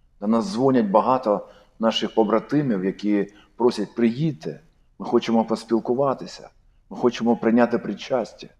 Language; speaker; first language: Ukrainian; non-native, local second language; Russian